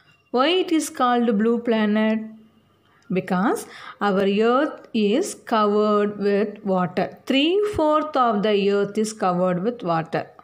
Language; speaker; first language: English; non-native, local second language; Tamil